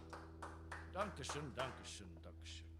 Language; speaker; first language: German; non-native, learner; English